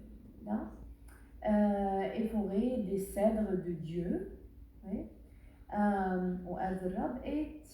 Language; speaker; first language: French; non-native, learner; Arabic